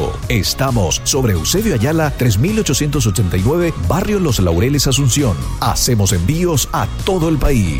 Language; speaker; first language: Spanish; native; Spanish